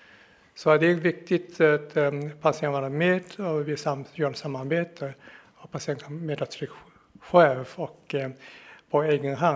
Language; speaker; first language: Swedish; non-native, fluent; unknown